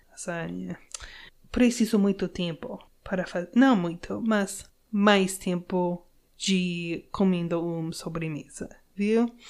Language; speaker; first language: Portuguese; non-native, learner; English